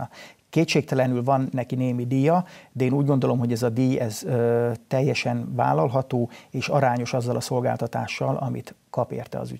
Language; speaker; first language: Hungarian; native; Hungarian